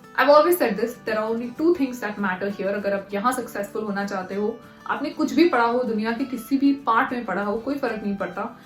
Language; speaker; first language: Hindi; native; Hindi